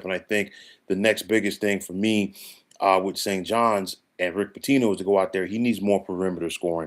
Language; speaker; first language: English; native; English